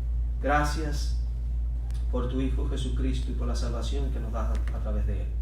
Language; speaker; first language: Spanish; native; Spanish